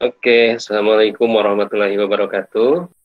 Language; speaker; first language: Indonesian; native; Indonesian